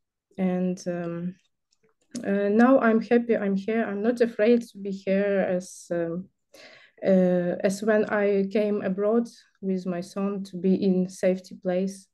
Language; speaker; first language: English; non-native, learner; Ukrainian